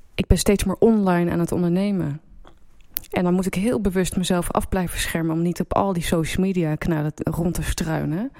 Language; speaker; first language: Dutch; native; Dutch